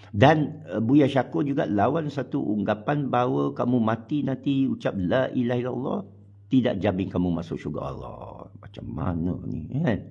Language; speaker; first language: Malay; non-native, local second language; Chinese